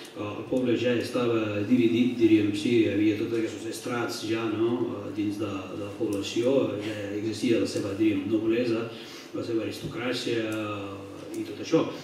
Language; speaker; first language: Catalan; non-native, fluent; Russian